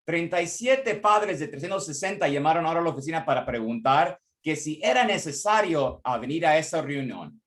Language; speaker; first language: Spanish; early bilingual, heritage; Spanish